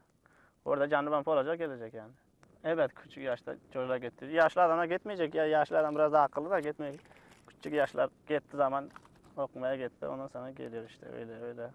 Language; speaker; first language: Turkish; non-native, learner; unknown